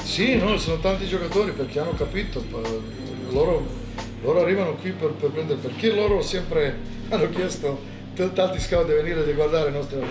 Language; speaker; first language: Italian; non-native, fluent; Serbian